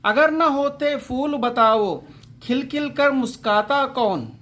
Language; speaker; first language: Hindi; non-native, local second language; Telugu